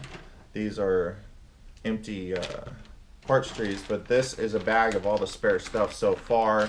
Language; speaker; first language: English; native; English